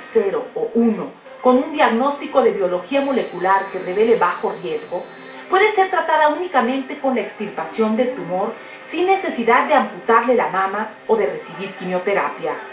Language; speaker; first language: Spanish; native; Spanish